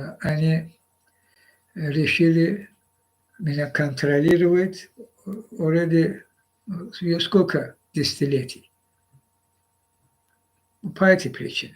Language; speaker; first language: Russian; non-native, local second language; Azerbaijani